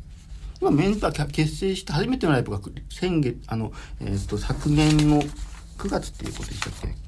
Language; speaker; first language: Japanese; native; Japanese